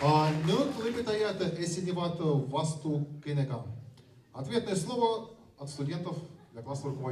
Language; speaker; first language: Russian; native; Russian